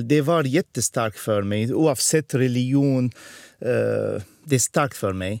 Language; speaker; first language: Swedish; non-native, fluent; Arabic